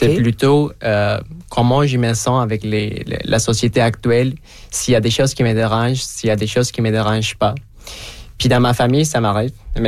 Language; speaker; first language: French; non-native, fluent; Spanish